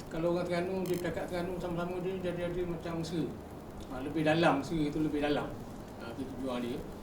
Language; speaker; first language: Malay; native; Malay